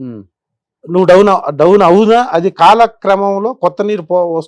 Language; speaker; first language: Telugu; native; Telugu